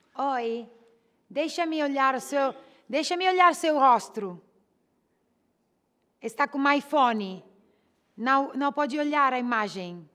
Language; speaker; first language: Portuguese; non-native, fluent; Italian